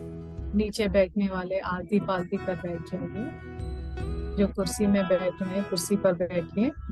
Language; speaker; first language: Hindi; native; Hindi